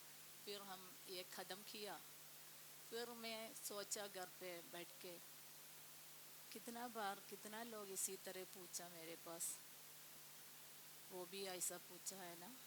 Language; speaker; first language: Hindi; non-native, local second language; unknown